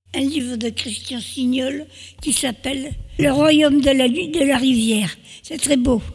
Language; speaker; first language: French; native; French